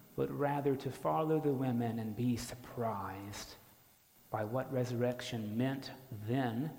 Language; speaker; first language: English; native; English